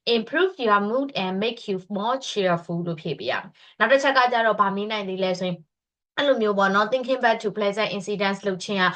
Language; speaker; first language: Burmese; native; Burmese